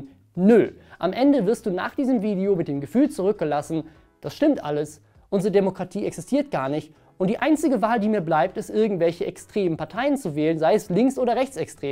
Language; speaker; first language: German; native; German